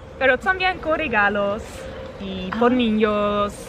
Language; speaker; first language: Spanish; non-native, learner; Dutch